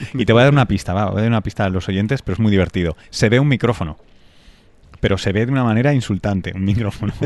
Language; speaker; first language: Spanish; native; Spanish